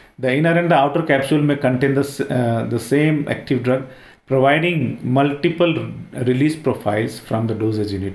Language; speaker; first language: English; non-native, local second language; Hindi